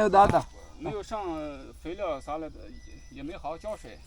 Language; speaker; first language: Chinese; native; Chinese